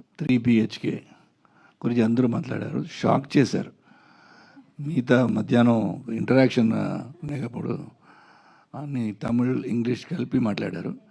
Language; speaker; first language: Telugu; non-native, local second language; Tamil